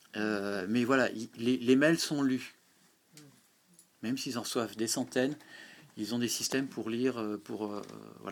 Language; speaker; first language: French; native; French